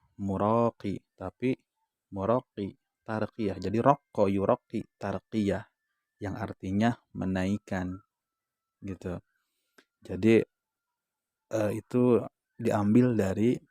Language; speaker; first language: Indonesian; non-native, local second language; Sundanese